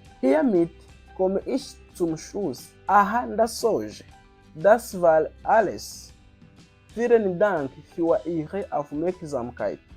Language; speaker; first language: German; non-native, fluent; Kinyarwanda